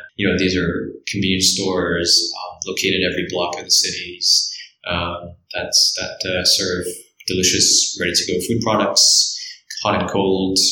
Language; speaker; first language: English; early bilingual, other home language; Korean